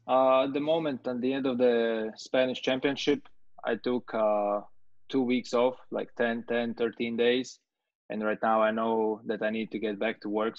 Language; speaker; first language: English; non-native, fluent; Latvian